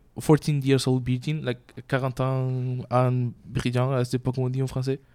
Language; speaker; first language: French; non-native, learner; Spanish